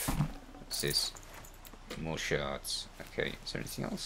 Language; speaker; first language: English; native; English